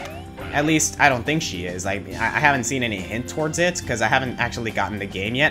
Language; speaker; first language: English; native; English